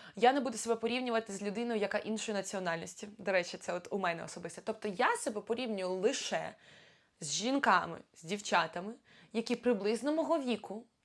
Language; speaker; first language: Ukrainian; non-native, local second language; Russian